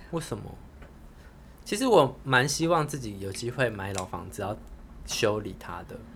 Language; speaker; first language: Chinese; native; Chinese